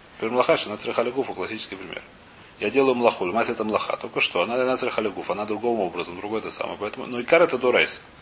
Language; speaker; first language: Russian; early bilingual, heritage; Russian